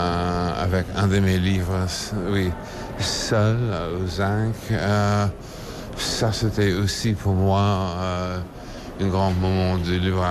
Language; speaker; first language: French; non-native, fluent; English